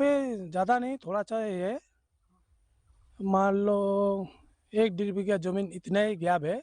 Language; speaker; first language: Hindi; non-native, local second language; Bangla